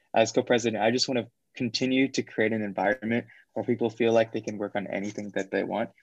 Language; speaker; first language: English; native; English